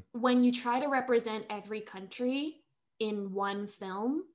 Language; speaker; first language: English; early bilingual, other home language; Vietnamese